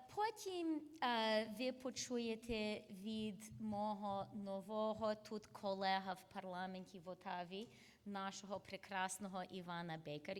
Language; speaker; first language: Ukrainian; early bilingual, heritage; English